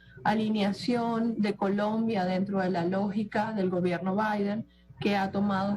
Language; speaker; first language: Spanish; native; Spanish